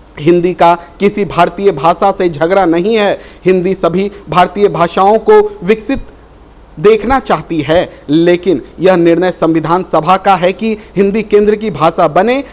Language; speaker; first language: Hindi; native; Hindi